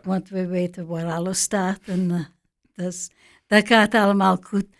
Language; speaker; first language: Dutch; non-native, fluent; English